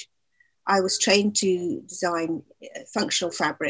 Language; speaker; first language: English; native; English